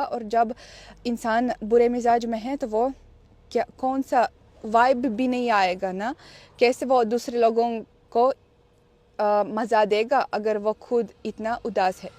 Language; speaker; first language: Hindi; non-native, learner; Russian